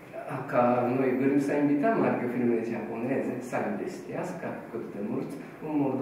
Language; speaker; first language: Romanian; non-native, learner; Japanese